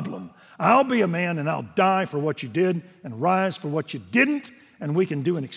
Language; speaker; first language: English; native; English